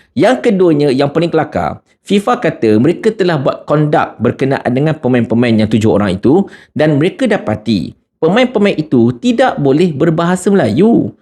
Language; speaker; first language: Malay; native; Malay